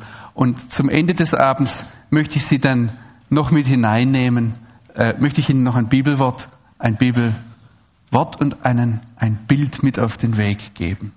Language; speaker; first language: German; native; German